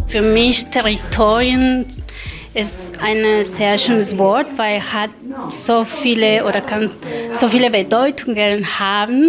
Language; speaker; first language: German; non-native, learner; Spanish